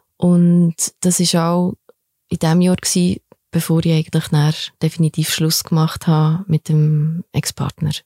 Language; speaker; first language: German; early bilingual, other home language; Albanian